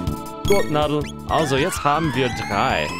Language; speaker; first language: German; non-native, fluent; English